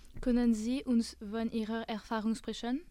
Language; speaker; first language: German; non-native, learner; French